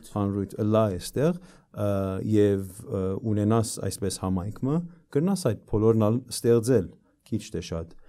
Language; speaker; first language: Armenian; early bilingual, heritage; Armenian